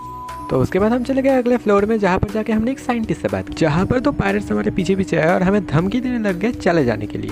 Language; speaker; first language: Hindi; native; Hindi